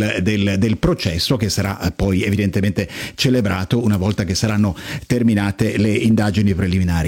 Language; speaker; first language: Italian; native; Italian